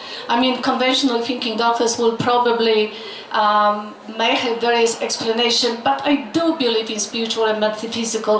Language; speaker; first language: English; non-native, fluent; Polish